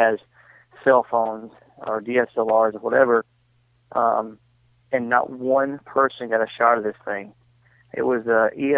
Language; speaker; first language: English; native; English